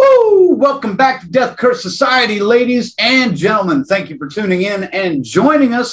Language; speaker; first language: English; native; English